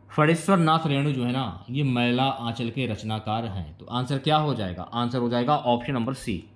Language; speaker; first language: Hindi; native; Hindi